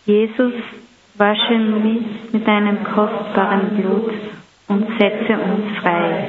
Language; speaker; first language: German; native; German